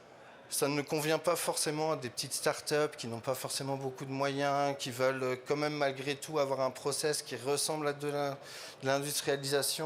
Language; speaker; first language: French; native; French